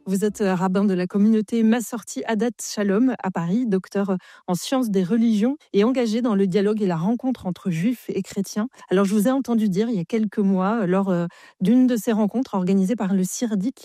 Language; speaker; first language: French; native; French